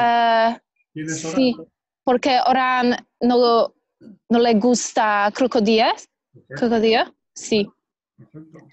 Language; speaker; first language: Spanish; non-native, learner; Polish